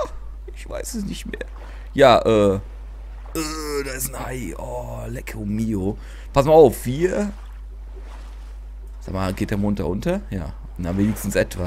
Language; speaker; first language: German; native; German